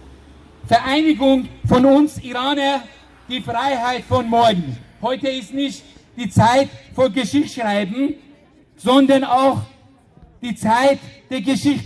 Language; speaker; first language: German; non-native, fluent; Persian